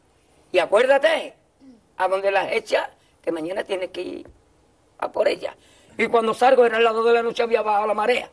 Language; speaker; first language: Spanish; native; Spanish